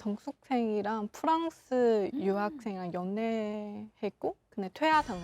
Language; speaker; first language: Korean; non-native, local second language; Chinese